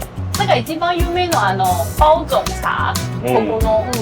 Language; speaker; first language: Japanese; non-native, fluent; Chinese